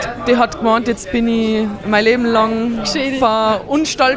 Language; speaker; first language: German; native; German